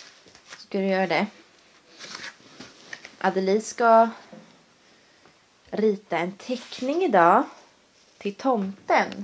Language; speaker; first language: Swedish; native; Swedish